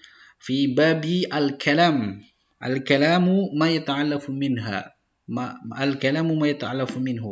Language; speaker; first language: Arabic; non-native, fluent; Indonesian